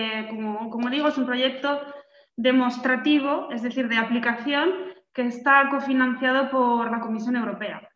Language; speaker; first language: Spanish; native; Spanish